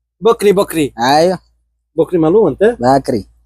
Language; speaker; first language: Arabic; non-native, learner; Bangla